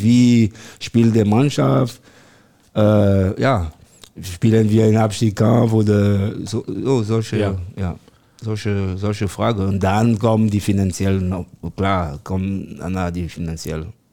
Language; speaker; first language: German; non-native, learner; French